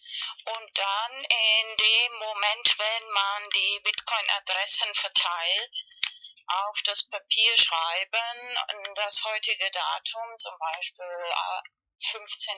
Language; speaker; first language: German; non-native, learner; Spanish